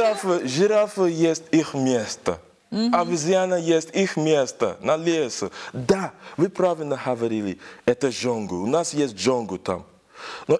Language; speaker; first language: Russian; non-native, learner; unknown